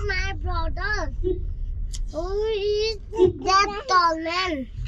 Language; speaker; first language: English; non-native, learner; Nepali